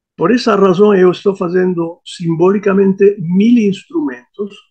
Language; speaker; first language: Portuguese; non-native, fluent; Hungarian